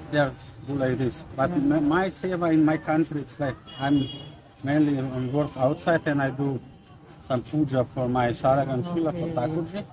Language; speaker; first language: English; non-native, learner; Slovenian